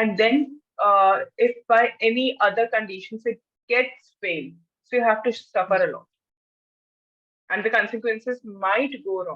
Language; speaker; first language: English; non-native, local second language; Hindi